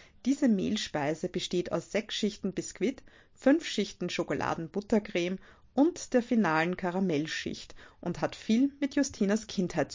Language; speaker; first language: German; native; German